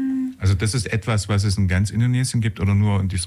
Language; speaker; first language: German; native; German